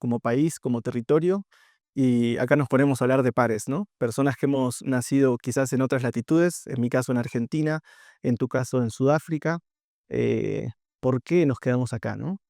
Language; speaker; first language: Spanish; native; Spanish